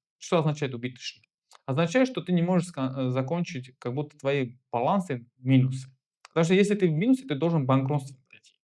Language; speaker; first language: Russian; non-native, fluent; Armenian